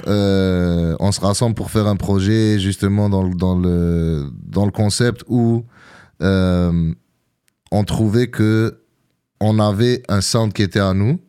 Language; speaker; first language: French; early bilingual, other home language; Arabic